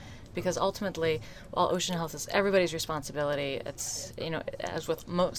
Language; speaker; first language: English; native; English